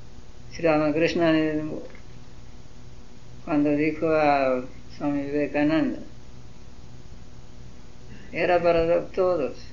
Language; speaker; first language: Spanish; non-native, learner; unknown